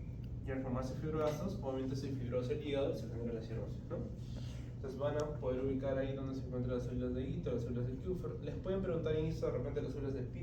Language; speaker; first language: Spanish; native; Spanish